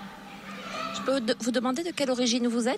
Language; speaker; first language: French; native; French